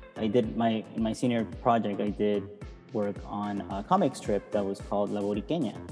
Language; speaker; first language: English; native; English